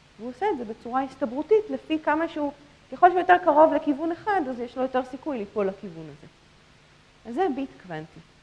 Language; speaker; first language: Hebrew; native; Hebrew